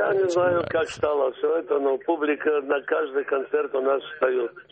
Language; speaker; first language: Russian; early bilingual, heritage; Russian